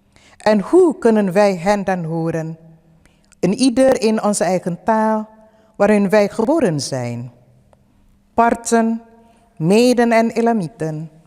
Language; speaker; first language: Dutch; early bilingual, other home language; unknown